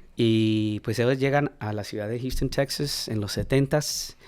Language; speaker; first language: Spanish; early bilingual, heritage; Spanish